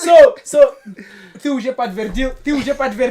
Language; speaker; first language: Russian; non-native, learner; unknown